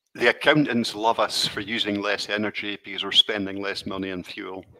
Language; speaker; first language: English; native; English